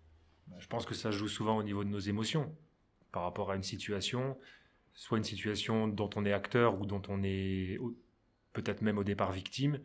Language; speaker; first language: French; native; French